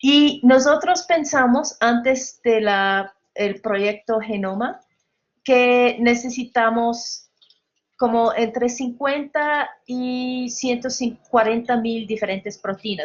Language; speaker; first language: Spanish; non-native, fluent; English